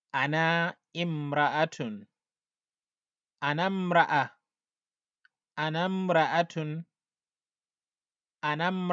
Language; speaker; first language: Arabic; non-native, fluent; Wolof